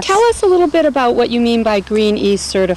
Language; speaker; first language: English; native; English